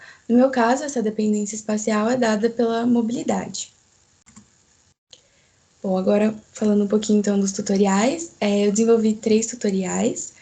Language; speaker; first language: Portuguese; native; Portuguese